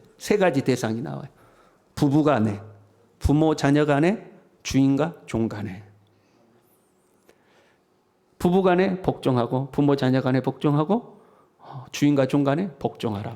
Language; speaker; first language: Korean; native; Korean